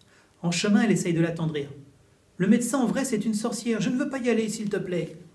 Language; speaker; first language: French; native; French